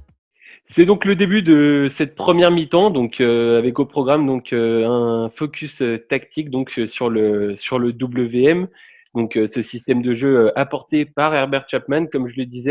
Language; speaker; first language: French; native; French